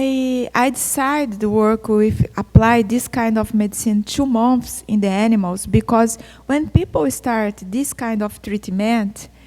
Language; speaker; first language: English; non-native, fluent; Portuguese